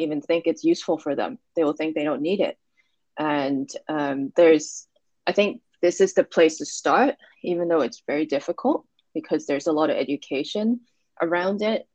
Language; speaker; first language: English; non-native, local second language; Cantonese